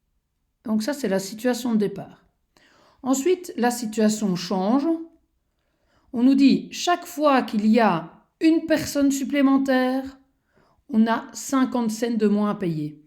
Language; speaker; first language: French; native; French